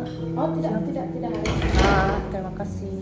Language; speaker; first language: Indonesian; non-native, learner; Korean